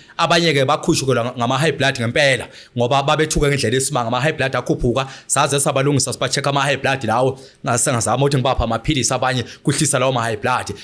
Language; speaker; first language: Zulu; native; Zulu